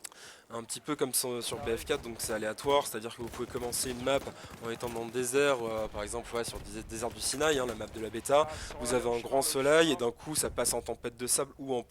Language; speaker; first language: French; native; French